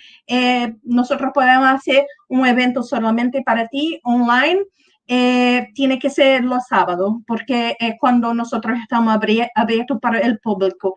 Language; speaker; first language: Spanish; non-native, learner; Portuguese